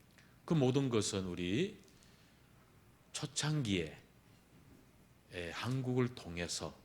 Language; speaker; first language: Korean; early bilingual, heritage; Korean